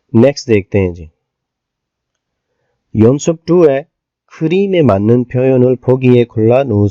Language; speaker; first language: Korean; non-native, fluent; Urdu